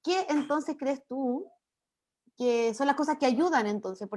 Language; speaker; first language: Spanish; native; Spanish